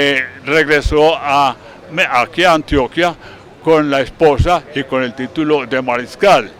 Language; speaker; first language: Spanish; native; Spanish